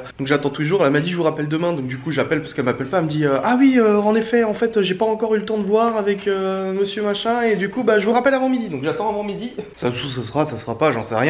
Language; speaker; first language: French; native; French